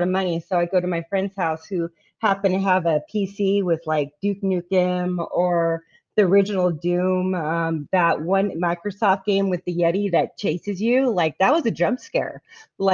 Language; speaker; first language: English; native; English